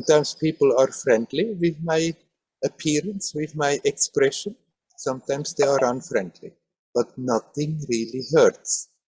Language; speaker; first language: English; non-native, fluent; Swiss German